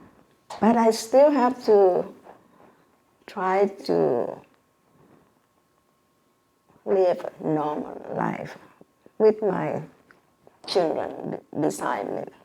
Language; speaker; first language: English; non-native, learner; Vietnamese